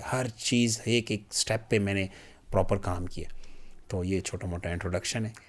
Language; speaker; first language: Urdu; non-native, local second language; Pashto